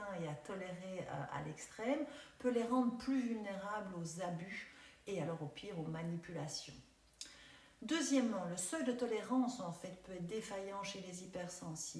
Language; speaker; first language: French; native; French